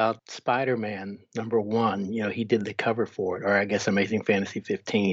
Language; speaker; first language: English; native; English